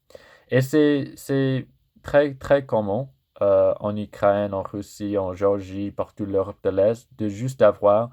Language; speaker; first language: French; non-native, fluent; English